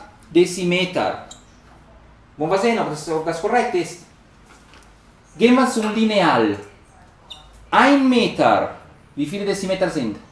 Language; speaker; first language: German; non-native, learner; Spanish